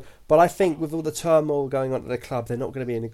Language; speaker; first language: English; native; English